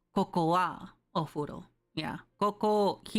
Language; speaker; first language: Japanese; non-native, learner; English